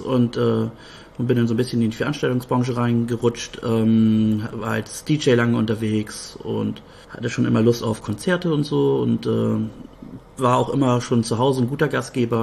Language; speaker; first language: German; native; German